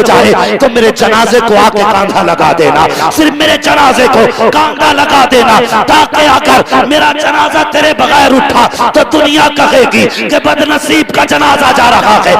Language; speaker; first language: Hindi; native; Hindi